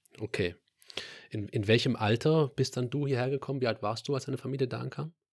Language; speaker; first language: German; native; German